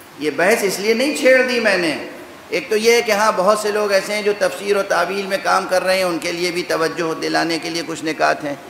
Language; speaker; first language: Urdu; native; Urdu